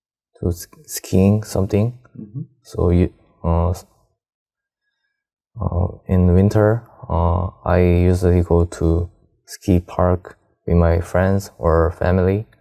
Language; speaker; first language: English; non-native, learner; Korean